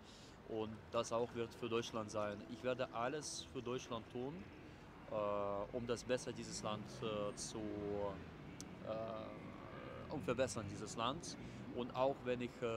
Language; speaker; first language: German; non-native, learner; Russian